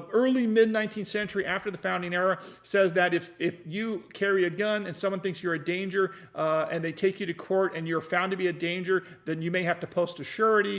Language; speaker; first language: English; native; English